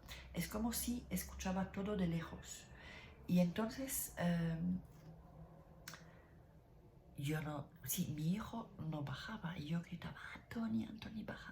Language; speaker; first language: Spanish; non-native, learner; French